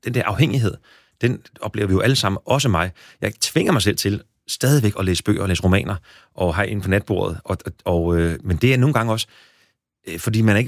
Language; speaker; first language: Danish; native; Danish